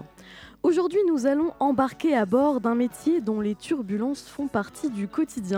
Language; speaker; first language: French; native; French